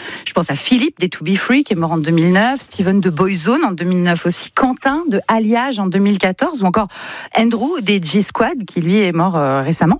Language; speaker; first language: French; native; French